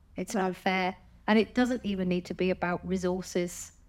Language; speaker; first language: English; native; English